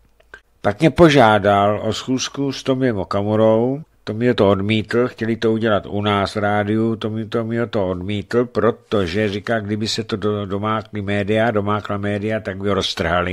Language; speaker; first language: Czech; native; Czech